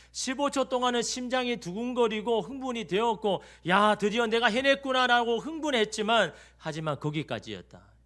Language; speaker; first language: Korean; native; Korean